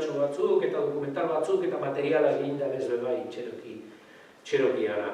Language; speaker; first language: Basque; native; Basque